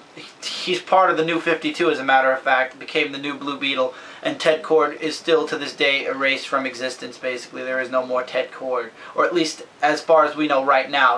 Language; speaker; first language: English; native; English